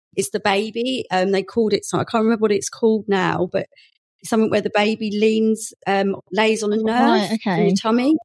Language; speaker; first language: English; native; English